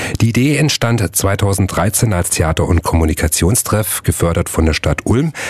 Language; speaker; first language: German; native; German